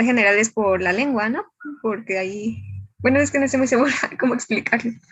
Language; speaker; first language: Spanish; native; Spanish